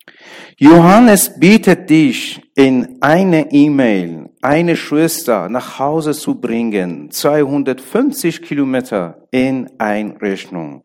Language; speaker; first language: German; non-native, learner; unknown